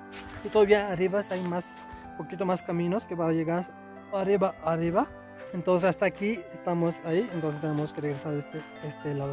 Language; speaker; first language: Spanish; non-native, learner; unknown